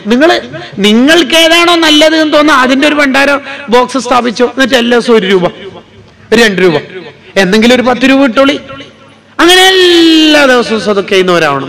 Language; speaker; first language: Malayalam; native; Malayalam